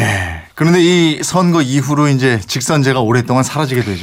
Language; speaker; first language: Korean; native; Korean